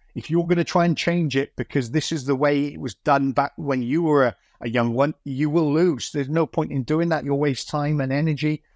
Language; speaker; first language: English; native; English